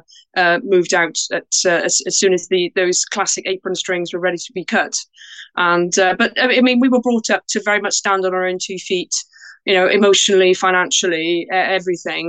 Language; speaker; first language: English; native; English